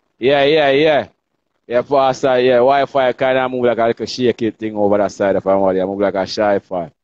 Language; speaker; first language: English; non-native, local second language; Jamaican Creole English